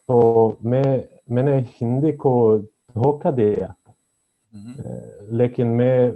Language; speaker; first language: Hindi; non-native, learner; Swedish